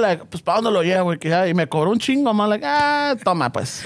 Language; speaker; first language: Spanish; early bilingual, heritage; Spanish